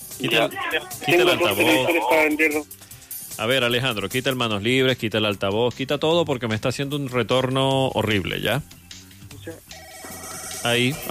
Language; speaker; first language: Spanish; native; Spanish